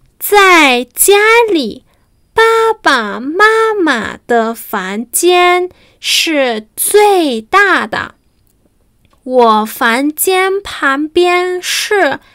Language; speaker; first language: Chinese; non-native, fluent; Spanish